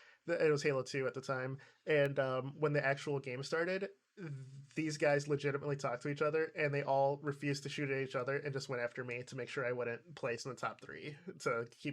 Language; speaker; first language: English; native; English